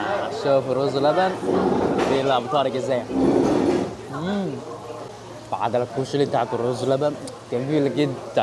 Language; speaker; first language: Arabic; non-native, learner; Chinese